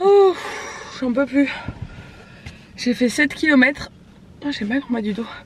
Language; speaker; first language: French; native; French